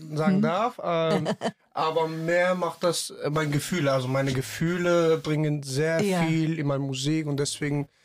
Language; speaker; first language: German; non-native, fluent; Persian